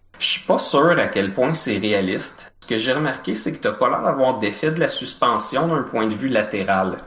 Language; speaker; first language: French; native; French